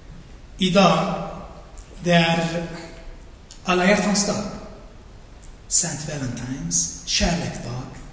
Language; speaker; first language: Swedish; non-native, fluent; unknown